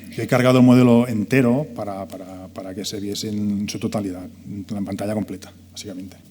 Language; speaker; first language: Spanish; native; Spanish